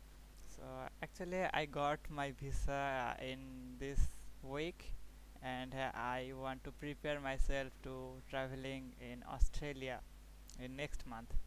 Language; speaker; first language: English; non-native, learner; Bangla